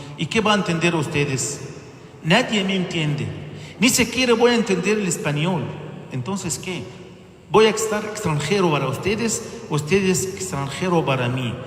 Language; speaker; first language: Spanish; non-native, learner; Arabic